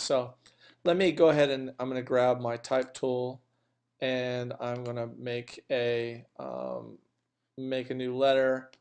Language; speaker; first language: English; native; English